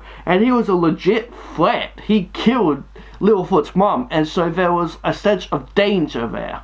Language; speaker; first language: English; native; English